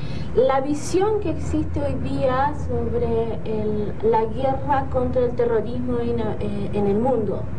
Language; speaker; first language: Spanish; native; Spanish